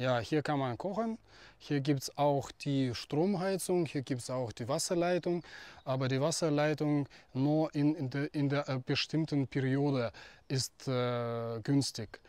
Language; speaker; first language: German; non-native, fluent; Russian